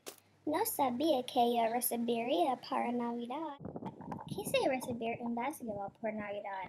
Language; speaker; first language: Spanish; non-native, learner; English